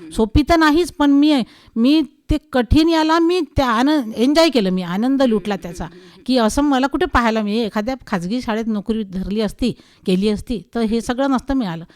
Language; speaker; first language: Marathi; non-native, local second language; Hindi